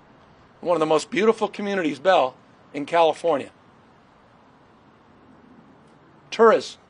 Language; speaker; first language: English; native; English